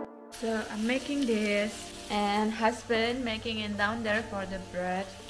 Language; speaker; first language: English; non-native, learner; Indonesian